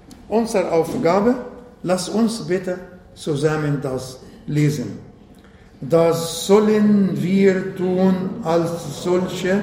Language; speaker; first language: German; non-native, fluent; Arabic